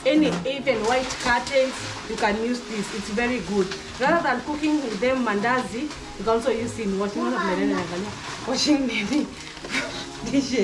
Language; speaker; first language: English; non-native, local second language; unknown